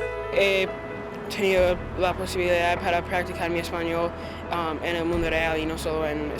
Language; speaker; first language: Spanish; non-native, learner; English